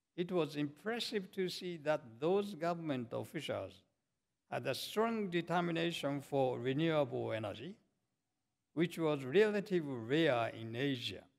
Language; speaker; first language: English; non-native, fluent; Japanese